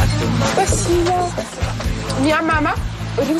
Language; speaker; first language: Russian; early bilingual, heritage; French